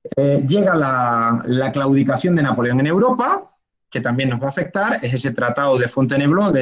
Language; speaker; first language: Spanish; native; Spanish